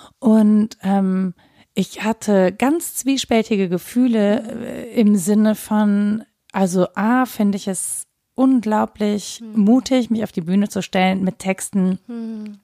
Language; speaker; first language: German; native; German